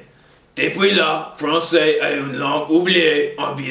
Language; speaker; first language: French; non-native, learner; English